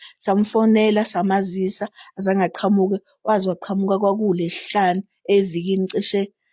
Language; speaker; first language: Zulu; native; Zulu